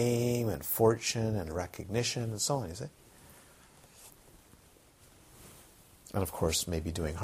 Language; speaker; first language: English; native; English